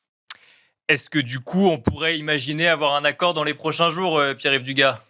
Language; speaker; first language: French; native; French